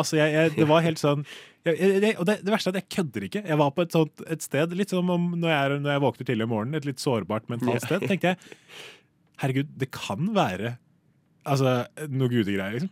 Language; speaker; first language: Norwegian; native; Norwegian